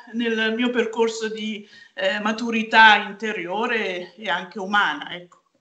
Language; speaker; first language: Italian; native; Italian